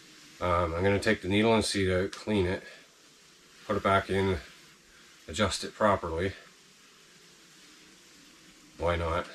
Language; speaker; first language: English; native; English